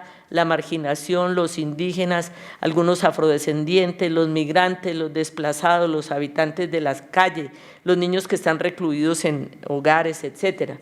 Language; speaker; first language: Spanish; native; Spanish